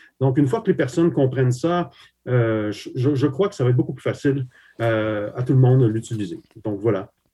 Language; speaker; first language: French; early bilingual, other home language; Slovak